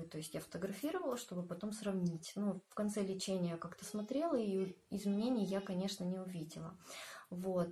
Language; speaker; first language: Russian; native; Russian